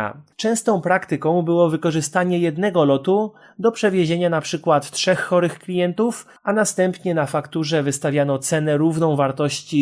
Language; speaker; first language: Polish; native; Polish